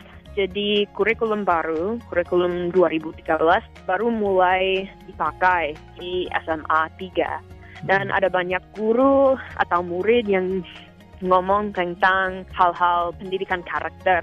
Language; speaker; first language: Indonesian; non-native, fluent; English